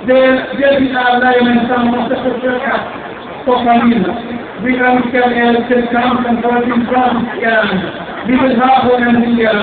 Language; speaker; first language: Swedish; non-native, fluent; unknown